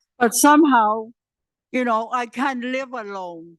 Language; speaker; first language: English; non-native, learner; Chinese